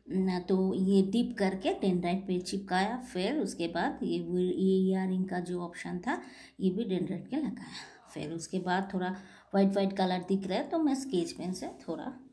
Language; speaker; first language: Hindi; non-native, local second language; Bangla